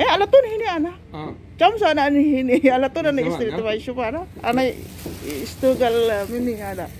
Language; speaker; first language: Arabic; non-native, learner; Filipino